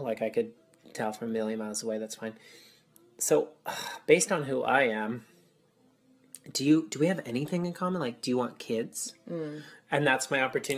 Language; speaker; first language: English; native; English